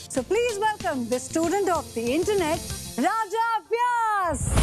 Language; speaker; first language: Hindi; native; Hindi